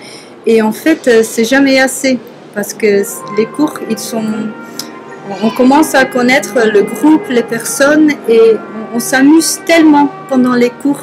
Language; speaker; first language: French; non-native, fluent; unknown